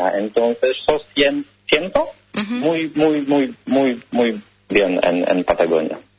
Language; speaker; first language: Spanish; non-native, learner; Polish